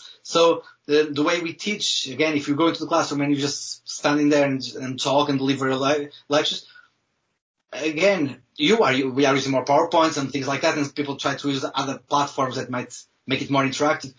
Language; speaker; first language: English; non-native, fluent; Portuguese